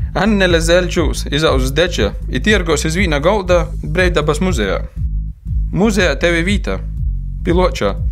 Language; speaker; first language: Latvian; native; Latvian